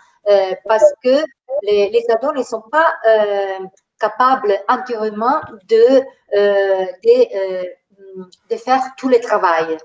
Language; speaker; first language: French; non-native, fluent; Spanish